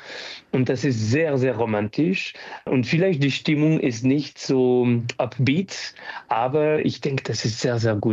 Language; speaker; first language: German; non-native, fluent; French